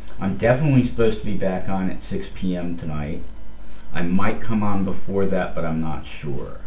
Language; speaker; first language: English; native; English